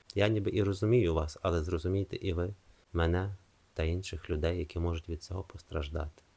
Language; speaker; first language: Ukrainian; non-native, fluent; Italian